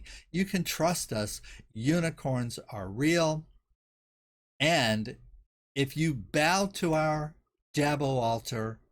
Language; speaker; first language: English; native; English